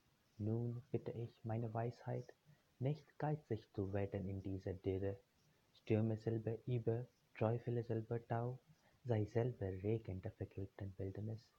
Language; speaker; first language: German; non-native, fluent; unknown